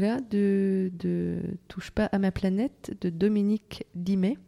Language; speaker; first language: French; native; French